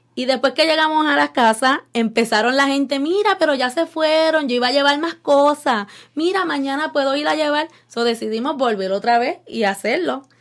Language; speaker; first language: Spanish; native; Spanish